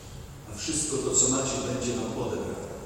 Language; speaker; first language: Polish; native; Polish